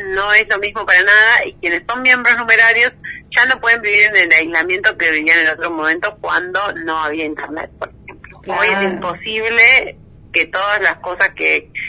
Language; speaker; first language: Spanish; native; Spanish